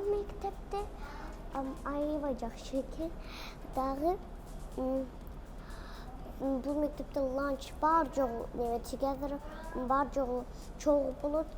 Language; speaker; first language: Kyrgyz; early bilingual, heritage; Kyrgyz